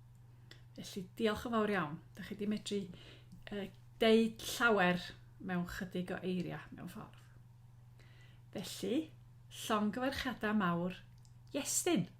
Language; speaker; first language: Welsh; native; Welsh